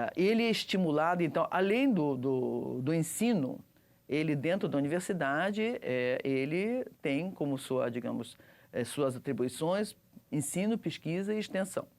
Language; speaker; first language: Portuguese; early bilingual, other home language; Russian